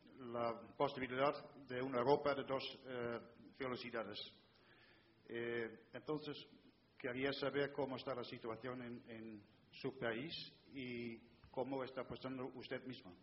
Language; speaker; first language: Spanish; non-native, fluent; Dutch